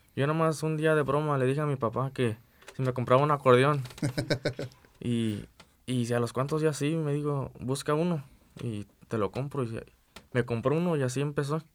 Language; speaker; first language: Spanish; early bilingual, heritage; Spanish